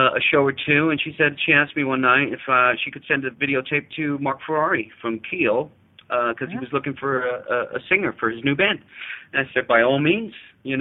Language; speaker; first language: English; native; English